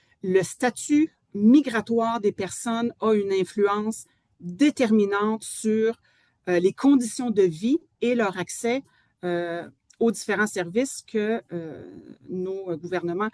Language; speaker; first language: French; native; French